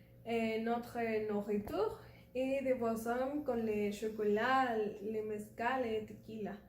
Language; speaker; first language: French; non-native, learner; Spanish